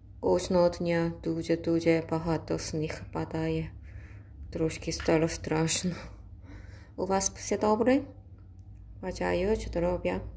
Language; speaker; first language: Ukrainian; non-native, learner; Korean